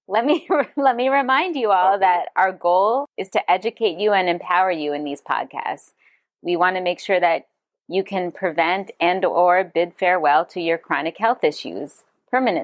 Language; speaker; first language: English; non-native, fluent; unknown